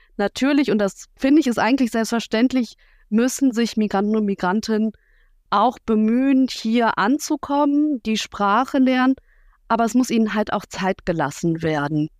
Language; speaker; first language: German; early bilingual, other home language; Russian